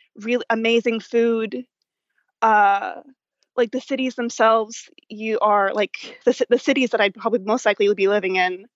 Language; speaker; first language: English; native; English